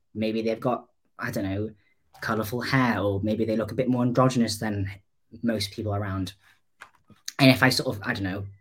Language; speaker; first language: English; native; English